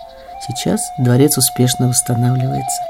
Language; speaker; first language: Russian; native; Russian